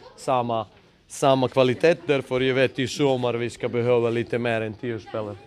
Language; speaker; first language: Swedish; non-native, fluent; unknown